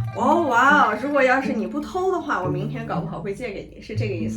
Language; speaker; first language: Chinese; native; Chinese